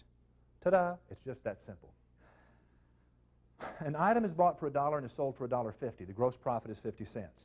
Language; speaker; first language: English; native; English